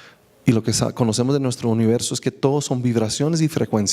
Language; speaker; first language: Spanish; native; Spanish